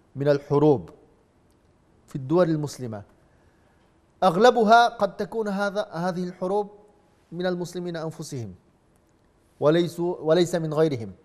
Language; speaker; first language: Arabic; non-native, fluent; Uyghur